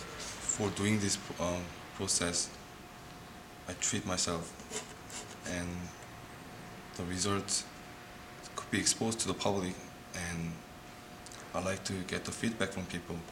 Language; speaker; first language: English; non-native, learner; Korean